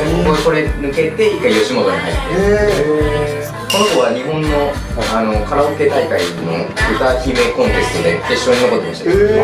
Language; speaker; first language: Japanese; native; Japanese